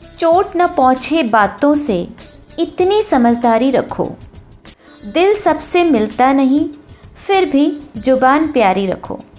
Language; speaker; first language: Hindi; native; Hindi